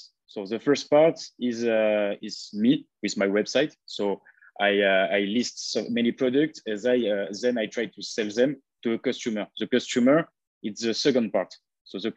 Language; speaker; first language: English; non-native, fluent; French